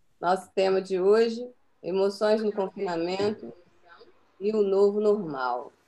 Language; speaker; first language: Portuguese; native; Portuguese